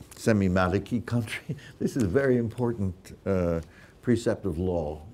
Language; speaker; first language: English; native; English